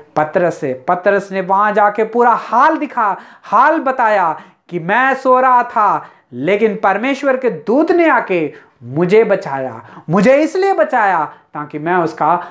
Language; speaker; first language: Hindi; non-native, local second language; Telugu